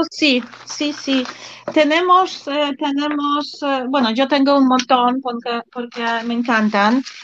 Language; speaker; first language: Spanish; non-native, fluent; Polish